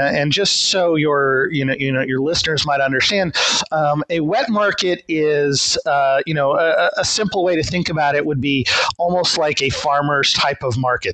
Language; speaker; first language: English; native; English